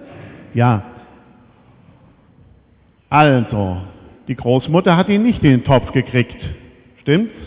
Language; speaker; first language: German; native; German